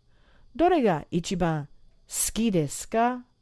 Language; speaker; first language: Japanese; non-native, fluent; English